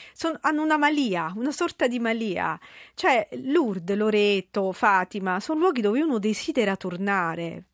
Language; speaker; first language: Italian; native; Italian